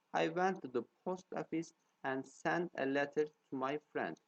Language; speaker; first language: English; non-native, fluent; Turkish